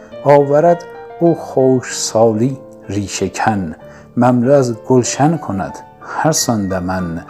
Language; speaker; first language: Persian; native; Persian